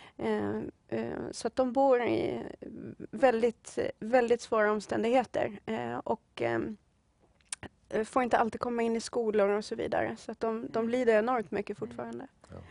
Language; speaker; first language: Swedish; native; Swedish